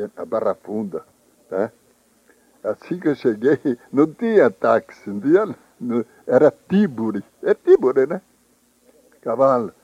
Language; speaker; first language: Portuguese; native; Portuguese